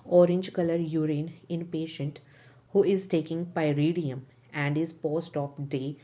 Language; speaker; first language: English; non-native, local second language; Punjabi